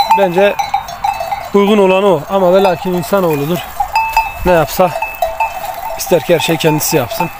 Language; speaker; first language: Turkish; native; Turkish